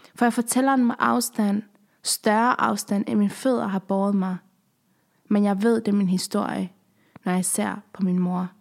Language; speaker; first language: Danish; early bilingual, other home language; Persian